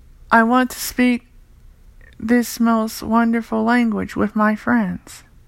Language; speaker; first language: English; native; English